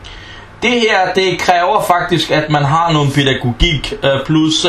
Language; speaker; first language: Danish; non-native, fluent; Arabic